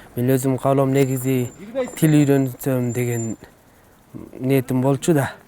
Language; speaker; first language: Kyrgyz; early bilingual, heritage; Kyrgyz